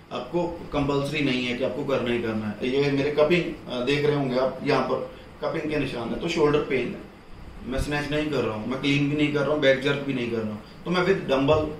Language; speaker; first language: Hindi; non-native, local second language; Punjabi